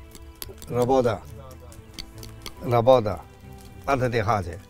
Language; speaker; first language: Russian; non-native, learner; Chinese